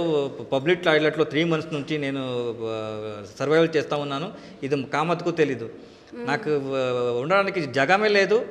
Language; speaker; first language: Telugu; non-native, local second language; Kannada